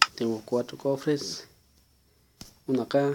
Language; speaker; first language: Spanish; native; Spanish